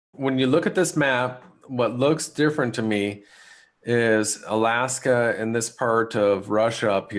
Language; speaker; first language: English; native; English